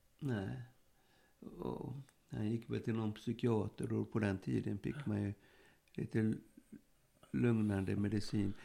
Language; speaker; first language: Swedish; early bilingual, other home language; Polish